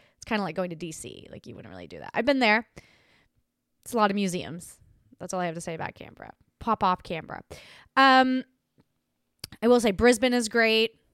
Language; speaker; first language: English; native; English